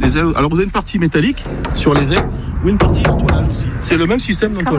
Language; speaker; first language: French; native; French